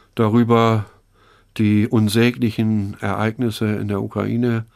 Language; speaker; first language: German; native; German